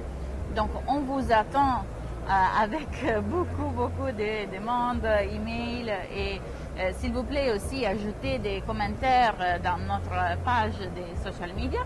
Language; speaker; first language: French; non-native, fluent; Italian